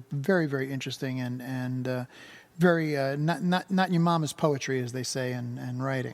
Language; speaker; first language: English; native; English